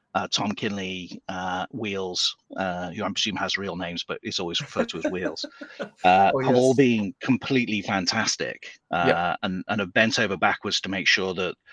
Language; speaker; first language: English; native; English